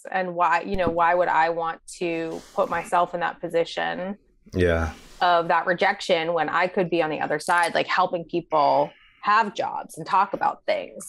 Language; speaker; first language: English; native; English